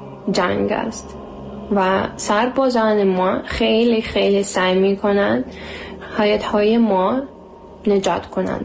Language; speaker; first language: Persian; non-native, learner; Ukrainian